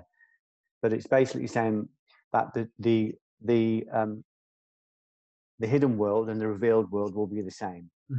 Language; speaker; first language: English; native; English